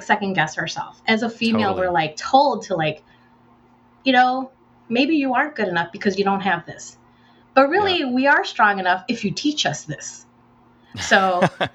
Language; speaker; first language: English; native; English